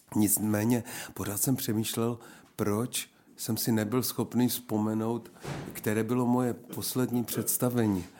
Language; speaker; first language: Czech; native; Czech